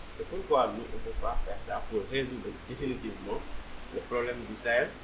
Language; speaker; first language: French; non-native, local second language; Wolof